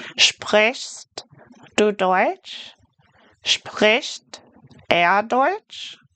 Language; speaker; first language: German; non-native, fluent; English